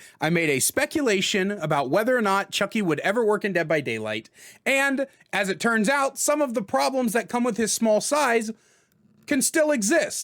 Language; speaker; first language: English; native; English